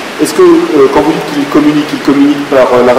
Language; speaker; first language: French; native; French